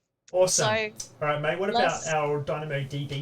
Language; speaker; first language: English; native; English